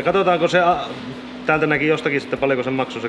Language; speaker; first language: Finnish; native; Finnish